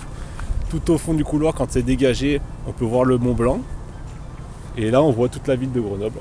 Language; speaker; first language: French; native; French